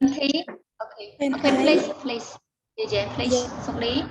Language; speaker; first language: English; non-native, learner; Khmer